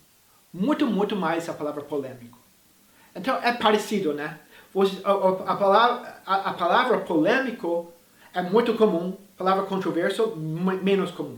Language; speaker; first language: Portuguese; non-native, fluent; English